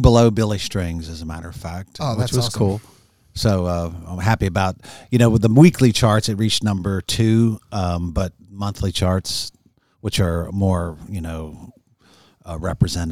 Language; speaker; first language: English; native; English